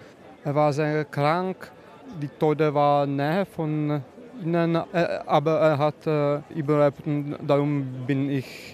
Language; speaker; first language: German; non-native, learner; Czech